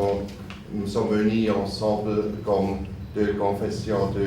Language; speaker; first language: French; non-native, learner; German